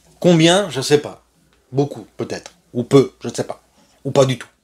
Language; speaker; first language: French; non-native, fluent; Spanish